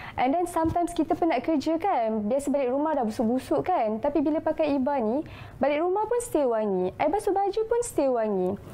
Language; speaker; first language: Malay; native; Malay